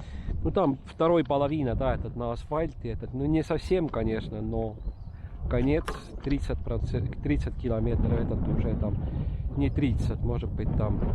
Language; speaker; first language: Russian; non-native, local second language; Estonian